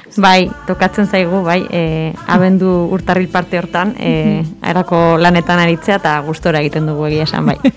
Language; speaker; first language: Basque; native; Basque